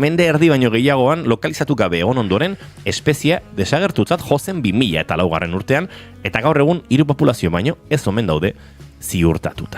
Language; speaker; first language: Basque; native; Basque